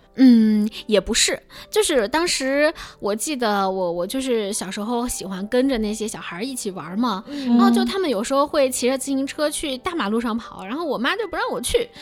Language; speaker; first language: Chinese; native; Chinese